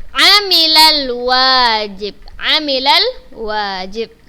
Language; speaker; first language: Arabic; non-native, fluent; Indonesian